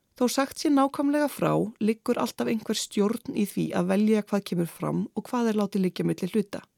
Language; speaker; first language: Icelandic; native; Icelandic